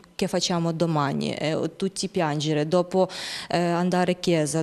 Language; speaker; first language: Italian; non-native, learner; Ukrainian